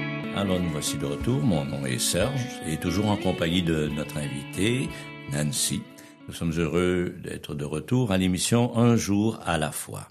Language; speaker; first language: French; native; French